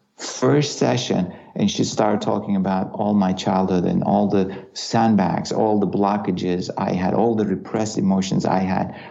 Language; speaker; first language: English; non-native, fluent; Turkish